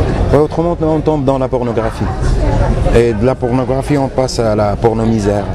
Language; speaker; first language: French; non-native, local second language; Arabic